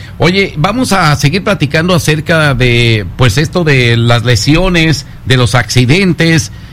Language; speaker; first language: Spanish; native; Spanish